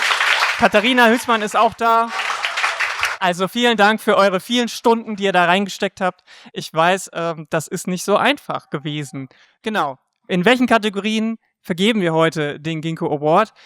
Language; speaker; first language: German; native; German